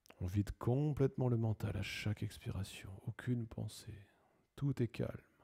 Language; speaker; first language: French; native; French